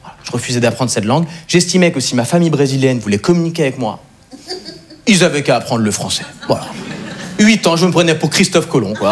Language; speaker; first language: French; native; French